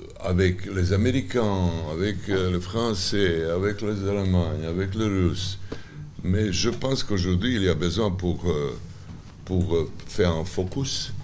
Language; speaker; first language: French; non-native, learner; Serbian